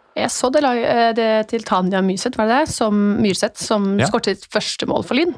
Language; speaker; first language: Norwegian; native; Norwegian